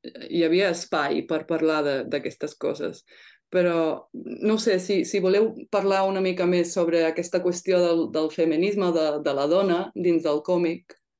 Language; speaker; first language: Catalan; non-native, fluent; English